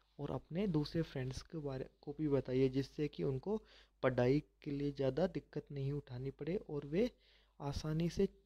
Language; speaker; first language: Hindi; native; Hindi